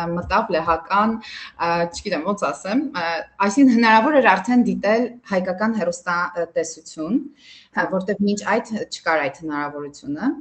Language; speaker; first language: Armenian; early bilingual, heritage; Armenian